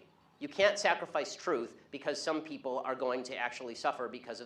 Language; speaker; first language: English; native; English